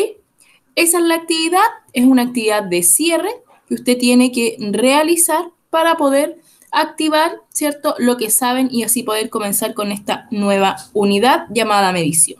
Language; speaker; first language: Spanish; native; Spanish